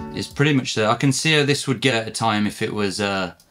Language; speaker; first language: English; native; English